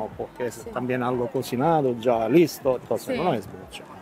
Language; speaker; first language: Spanish; early bilingual, heritage; Italian